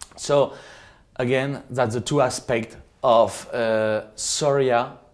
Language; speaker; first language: English; non-native, fluent; French